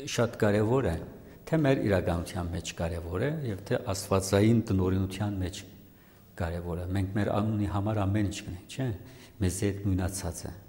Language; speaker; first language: Armenian; native; Armenian